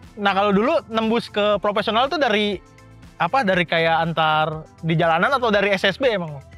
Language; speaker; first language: Indonesian; native; Indonesian